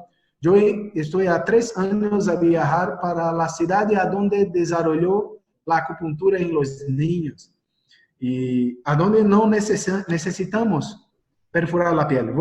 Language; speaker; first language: Spanish; non-native, learner; Portuguese